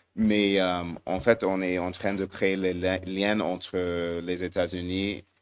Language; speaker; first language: French; non-native, fluent; English